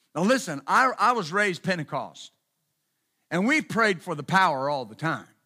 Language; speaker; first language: English; native; English